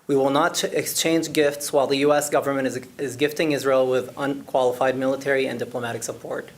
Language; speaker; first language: English; non-native, fluent; Arabic